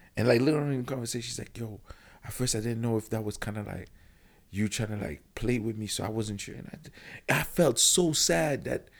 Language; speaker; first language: English; non-native, local second language; French